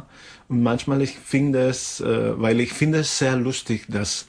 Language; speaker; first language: German; non-native, fluent; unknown